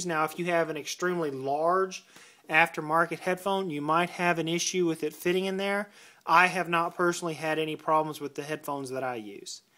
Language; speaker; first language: English; native; English